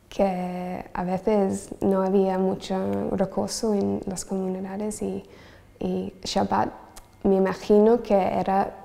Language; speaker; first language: Spanish; non-native, learner; English